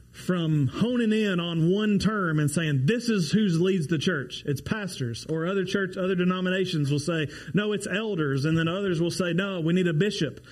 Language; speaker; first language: English; native; English